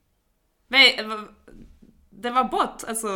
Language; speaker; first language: Swedish; non-native, fluent; German